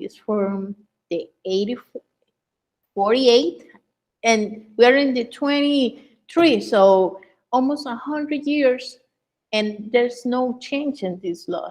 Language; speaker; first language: English; non-native, fluent; Spanish